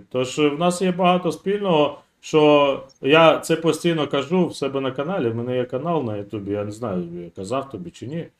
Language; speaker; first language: Ukrainian; non-native, local second language; Russian